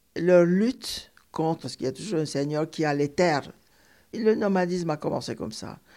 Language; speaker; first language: French; non-native, fluent; Turkish